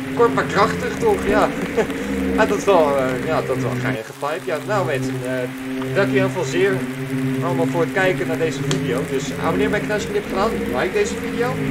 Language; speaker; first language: Dutch; native; Dutch